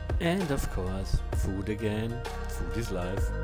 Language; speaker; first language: English; non-native, fluent; German